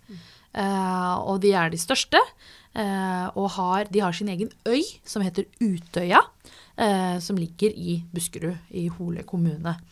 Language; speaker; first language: Norwegian; native; Norwegian